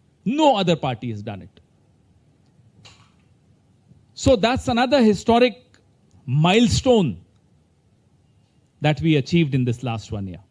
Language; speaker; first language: English; non-native, local second language; Hindi